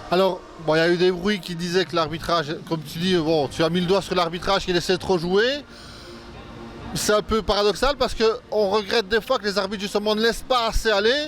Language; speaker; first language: French; native; French